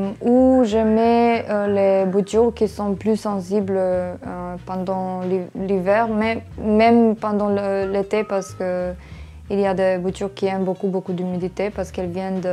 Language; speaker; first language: French; non-native, fluent; English